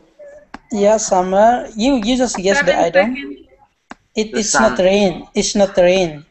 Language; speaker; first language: English; non-native, learner; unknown